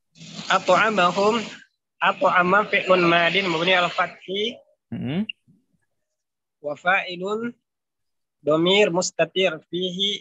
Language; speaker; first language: Arabic; non-native, learner; Indonesian